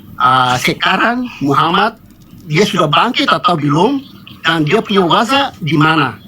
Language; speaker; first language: Indonesian; non-native, fluent; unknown